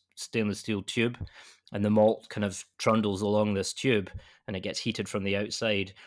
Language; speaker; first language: English; native; English